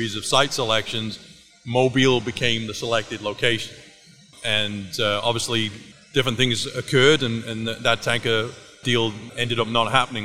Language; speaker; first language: English; native; English